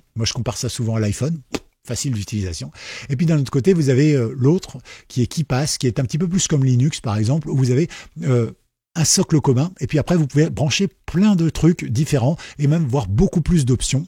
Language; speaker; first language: French; native; French